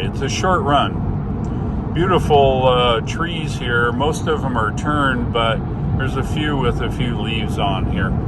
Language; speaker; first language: English; native; English